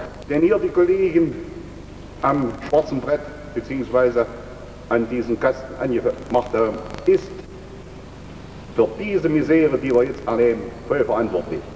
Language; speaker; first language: German; native; German